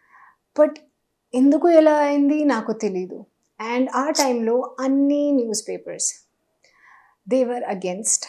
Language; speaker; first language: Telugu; non-native, learner; Hindi